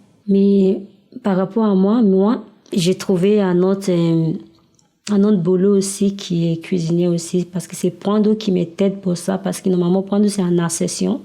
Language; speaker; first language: French; non-native, learner; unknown